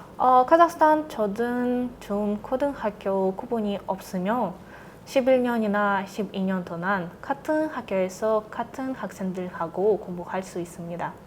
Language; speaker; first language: Korean; non-native, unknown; Russian